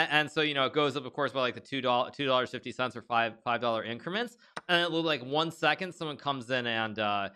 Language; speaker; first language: English; native; English